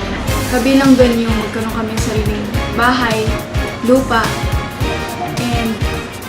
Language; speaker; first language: Filipino; native; Filipino